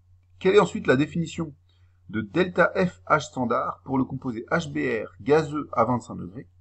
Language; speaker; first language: French; native; French